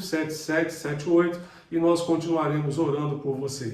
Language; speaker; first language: Portuguese; native; Portuguese